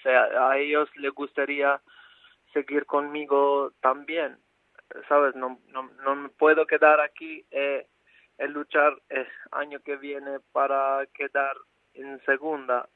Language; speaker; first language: Spanish; non-native, fluent; Albanian